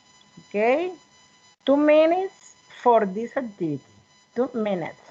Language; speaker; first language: English; non-native, learner; Spanish